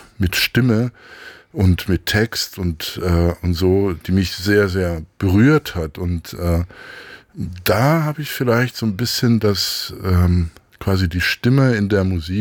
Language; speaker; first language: German; non-native, fluent; Greek